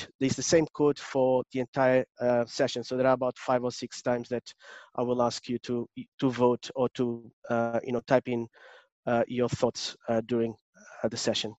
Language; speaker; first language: English; non-native, fluent; Portuguese